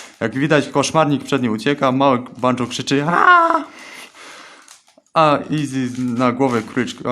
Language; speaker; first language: Polish; native; Polish